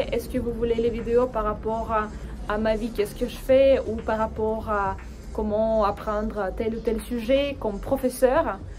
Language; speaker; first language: French; non-native, fluent; Russian